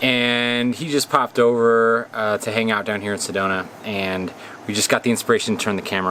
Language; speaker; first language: English; native; English